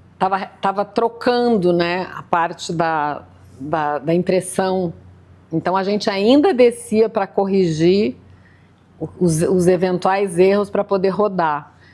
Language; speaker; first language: Portuguese; native; Portuguese